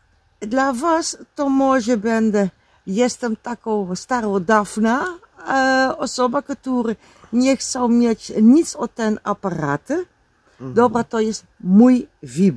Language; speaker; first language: Polish; non-native, learner; Dutch